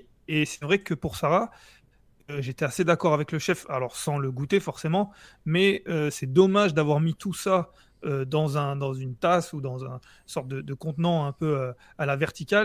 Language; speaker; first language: French; native; French